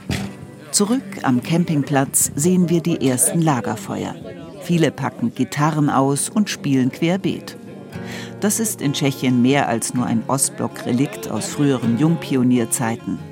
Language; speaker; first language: German; native; German